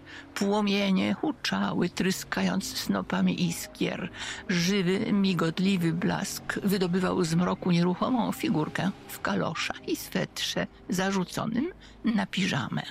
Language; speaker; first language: Polish; native; Polish